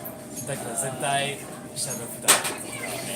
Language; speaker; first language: Japanese; non-native, learner; English